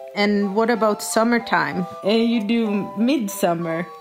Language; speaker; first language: English; non-native, fluent; Swedish